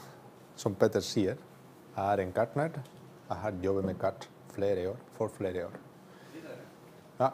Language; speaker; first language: Norwegian; non-native, learner; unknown